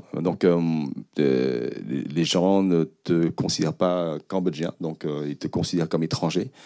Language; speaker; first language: French; early bilingual, other home language; Khmer